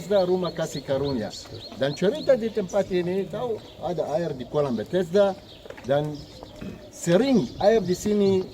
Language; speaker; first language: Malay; non-native, fluent; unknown